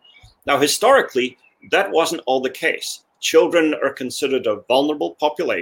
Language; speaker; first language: English; native; English